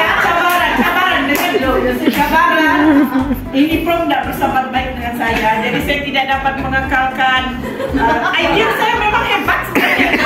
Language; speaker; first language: Malay; native; Malay